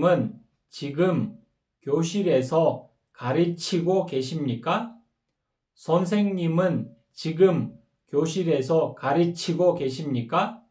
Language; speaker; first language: Korean; non-native, fluent; Kyrgyz